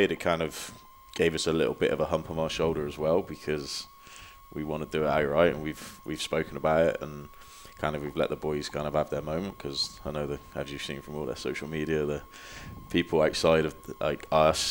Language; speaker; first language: English; native; English